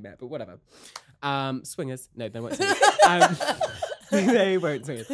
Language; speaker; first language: English; native; English